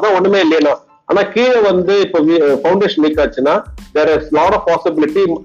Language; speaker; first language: English; non-native, local second language; Tamil